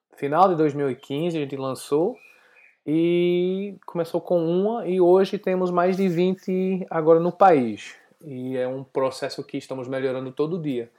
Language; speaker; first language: Portuguese; non-native, learner; English